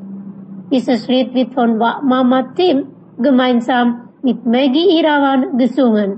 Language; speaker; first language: German; non-native, learner; Indonesian